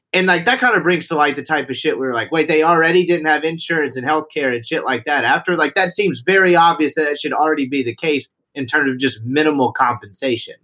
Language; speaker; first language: English; native; English